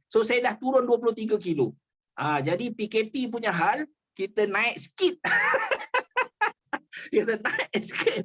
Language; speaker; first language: Malay; native; Malay